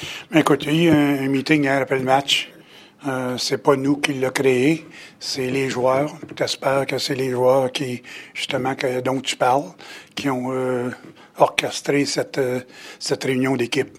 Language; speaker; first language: French; native; French